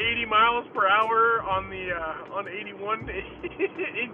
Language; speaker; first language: English; native; English